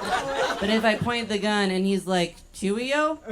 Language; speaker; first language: English; native; English